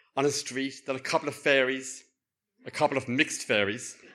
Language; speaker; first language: English; native; English